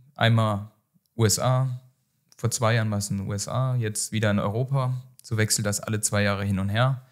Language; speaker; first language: German; native; German